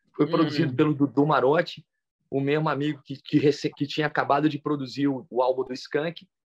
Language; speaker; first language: Portuguese; native; Portuguese